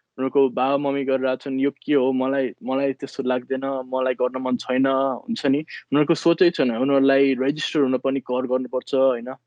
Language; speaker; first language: Nepali; early bilingual, other home language; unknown